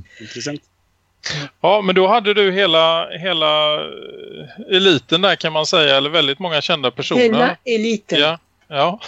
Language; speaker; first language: Swedish; native; Swedish